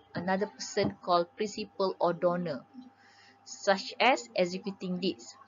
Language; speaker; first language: English; non-native, local second language; Malay